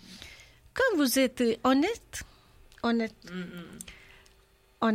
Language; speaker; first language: French; non-native, learner; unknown